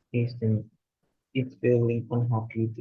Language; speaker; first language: English; non-native, learner; Vietnamese